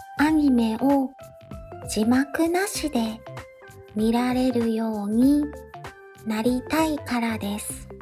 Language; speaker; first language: Japanese; native; Japanese